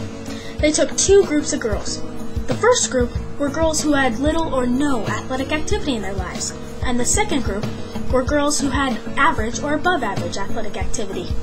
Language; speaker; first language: English; native; English